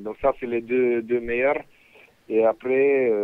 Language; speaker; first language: French; non-native, fluent; Romanian